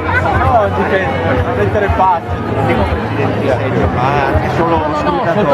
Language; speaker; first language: Italian; native; Italian